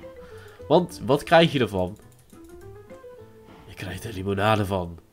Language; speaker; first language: Dutch; native; Dutch